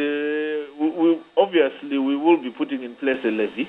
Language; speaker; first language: English; non-native, local second language; Shona